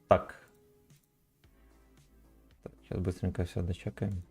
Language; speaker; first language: Russian; native; Russian